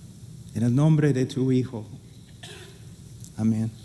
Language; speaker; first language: Spanish; non-native, fluent; English